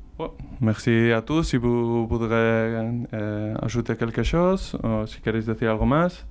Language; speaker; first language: French; non-native, learner; Spanish